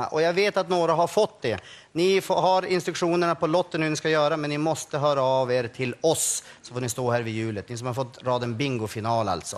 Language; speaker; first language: Swedish; native; Swedish